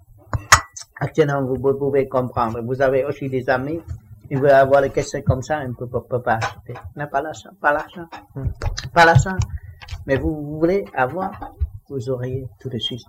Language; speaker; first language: French; non-native, learner; Vietnamese